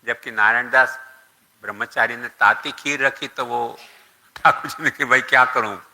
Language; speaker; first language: Hindi; non-native, local second language; Gujarati